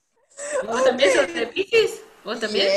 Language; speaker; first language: Spanish; native; Spanish